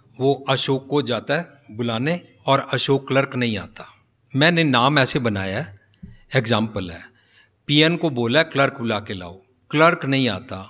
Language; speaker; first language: Hindi; non-native, local second language; Punjabi